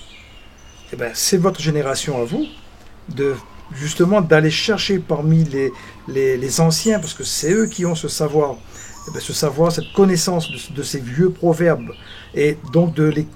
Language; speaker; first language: French; native; French